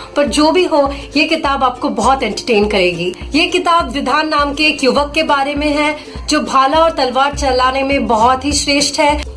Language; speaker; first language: Hindi; non-native, local second language; Bangla